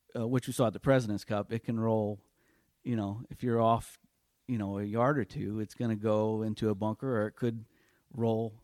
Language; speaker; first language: English; native; English